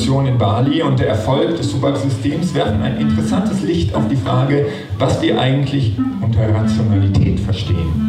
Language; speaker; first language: German; native; German